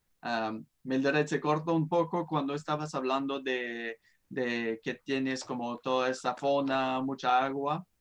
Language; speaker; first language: Spanish; non-native, fluent; French